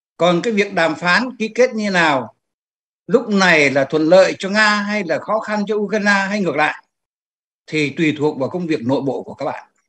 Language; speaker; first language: Vietnamese; native; Vietnamese